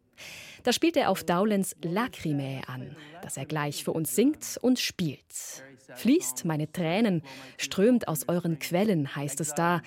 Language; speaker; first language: German; native; German